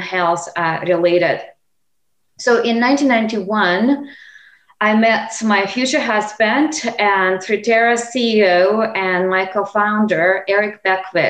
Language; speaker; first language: English; non-native, fluent; Russian